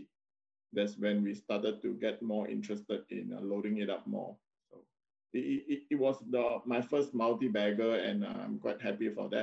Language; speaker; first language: English; non-native, local second language; Min Nan Chinese